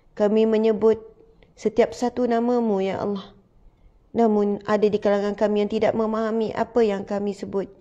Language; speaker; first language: Malay; native; Malay